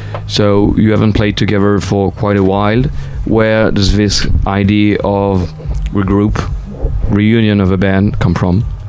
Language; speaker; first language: English; non-native, fluent; French